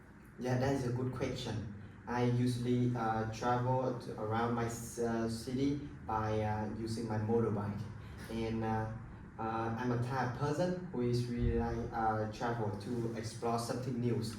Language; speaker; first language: English; non-native, learner; Vietnamese